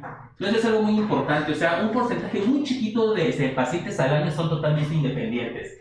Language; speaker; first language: Spanish; native; Spanish